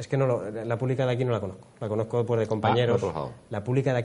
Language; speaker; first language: Spanish; native; Spanish